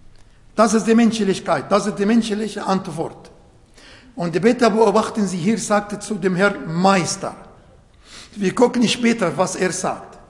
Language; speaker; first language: German; non-native, learner; Arabic